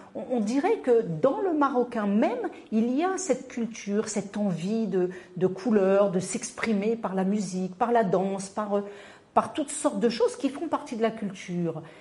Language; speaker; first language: French; non-native, local second language; Arabic